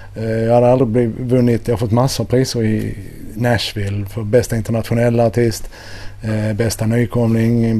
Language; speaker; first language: Swedish; native; Swedish